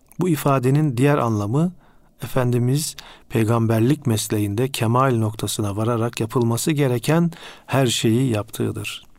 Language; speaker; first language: Turkish; native; Turkish